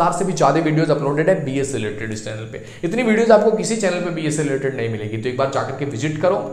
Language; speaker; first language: Hindi; native; Hindi